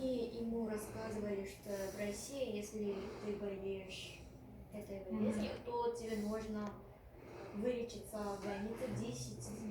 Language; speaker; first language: Russian; non-native, fluent; Korean